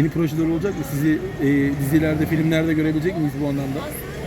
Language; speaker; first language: Turkish; native; Turkish